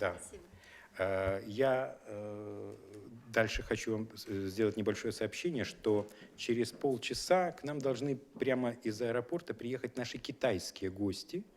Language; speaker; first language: Russian; native; Russian